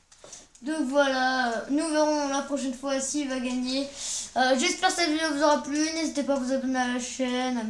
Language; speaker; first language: French; native; French